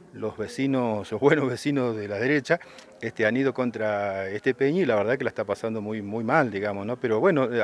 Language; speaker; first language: Spanish; native; Spanish